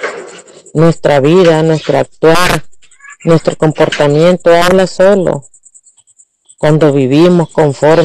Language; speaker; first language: Spanish; native; Spanish